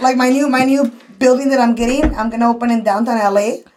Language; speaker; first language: English; early bilingual, other home language; Spanish